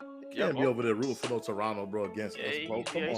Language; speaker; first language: English; native; English